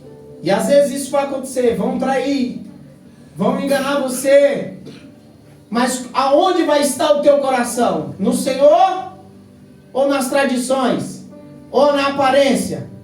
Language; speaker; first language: Portuguese; native; Portuguese